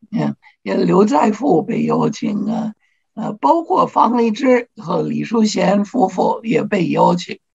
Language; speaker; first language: Chinese; non-native, fluent; English